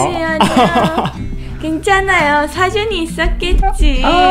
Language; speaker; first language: Korean; non-native, fluent; Japanese